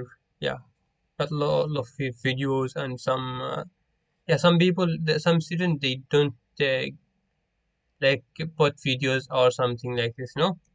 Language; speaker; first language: English; non-native, learner; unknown